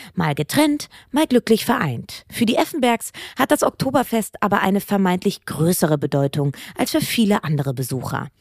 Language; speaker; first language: German; native; German